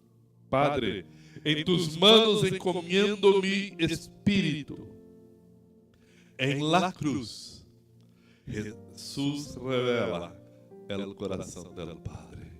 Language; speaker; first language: Spanish; non-native, fluent; Portuguese